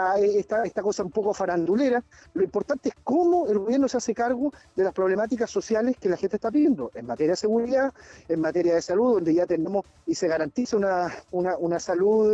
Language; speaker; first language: Spanish; native; Spanish